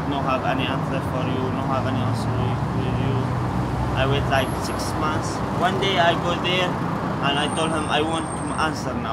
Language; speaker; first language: English; non-native, learner; Arabic